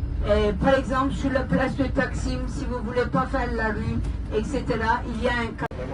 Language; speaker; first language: French; non-native, fluent; Turkish